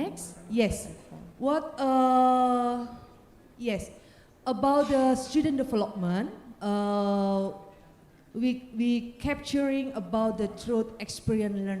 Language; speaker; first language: English; non-native, learner; Indonesian